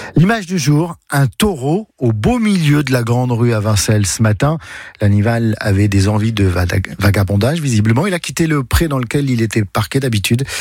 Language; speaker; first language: French; native; French